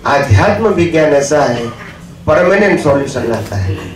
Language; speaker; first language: Hindi; non-native, local second language; Gujarati